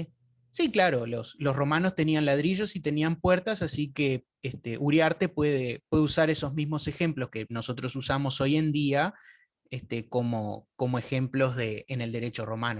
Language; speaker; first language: Spanish; native; Spanish